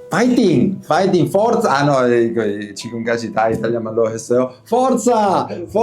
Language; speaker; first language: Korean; non-native, learner; Italian